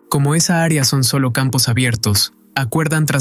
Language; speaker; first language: Spanish; native; Spanish